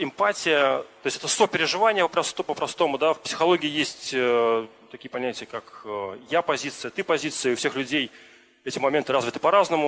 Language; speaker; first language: Russian; native; Russian